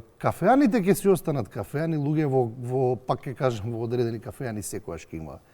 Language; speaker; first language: Macedonian; native; Macedonian